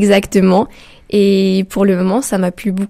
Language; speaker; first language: French; non-native, local second language; Arabic